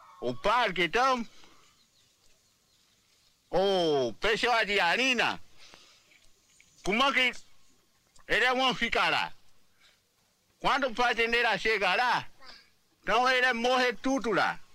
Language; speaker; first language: Portuguese; non-native, local second language; Kayapó